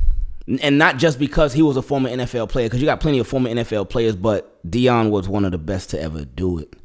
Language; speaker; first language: English; native; English